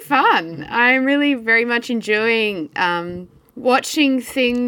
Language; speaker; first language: English; native; English